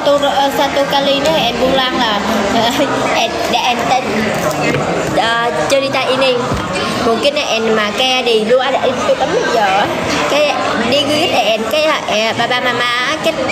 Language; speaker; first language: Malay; non-native, learner; Vietnamese